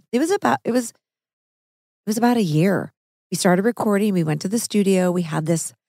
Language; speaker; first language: English; native; English